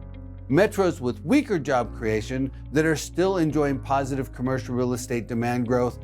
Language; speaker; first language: English; native; English